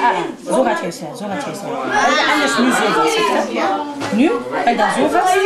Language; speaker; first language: Dutch; non-native, local second language; French